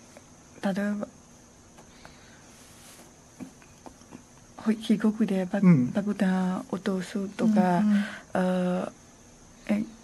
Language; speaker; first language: Japanese; non-native, learner; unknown